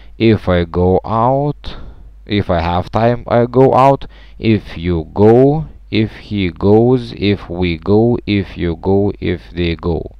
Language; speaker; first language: English; non-native, fluent; Lithuanian